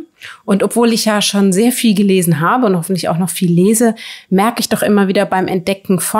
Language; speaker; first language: German; native; German